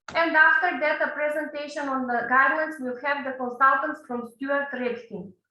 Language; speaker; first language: English; non-native, fluent; Macedonian